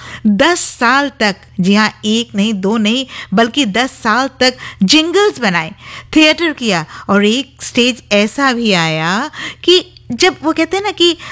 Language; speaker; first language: Hindi; native; Hindi